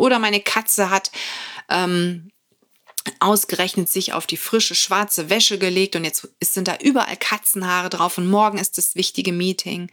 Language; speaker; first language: German; native; German